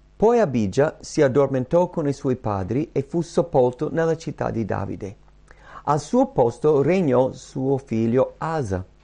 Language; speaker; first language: Italian; non-native, fluent; English